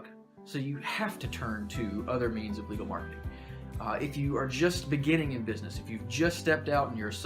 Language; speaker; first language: English; native; English